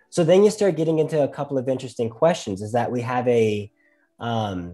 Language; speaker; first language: English; native; English